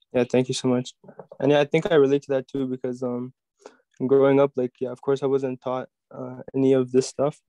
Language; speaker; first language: English; native; English